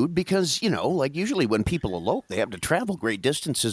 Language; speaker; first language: English; native; English